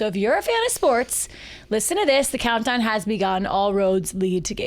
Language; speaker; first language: English; native; English